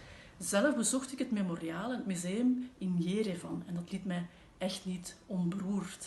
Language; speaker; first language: Dutch; native; Dutch